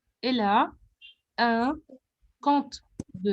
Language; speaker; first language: French; non-native, fluent; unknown